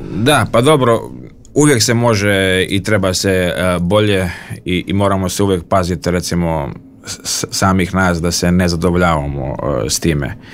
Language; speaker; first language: Serbian; early bilingual, heritage; Bosnian